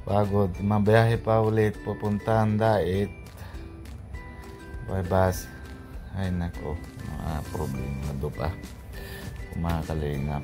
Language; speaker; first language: Filipino; non-native, learner; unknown